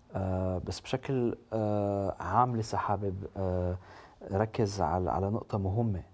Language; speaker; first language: Arabic; early bilingual, heritage; German